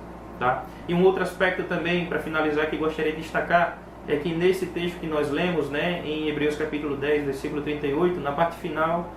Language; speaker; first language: Portuguese; native; Portuguese